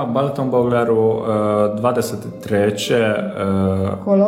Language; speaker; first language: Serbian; non-native, local second language; Hungarian